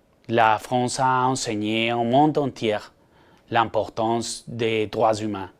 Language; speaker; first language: French; non-native, fluent; Spanish